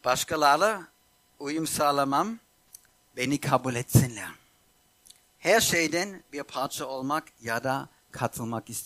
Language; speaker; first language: Turkish; non-native, fluent; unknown